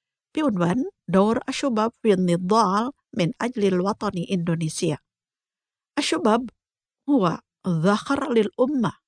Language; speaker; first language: Arabic; non-native, fluent; Indonesian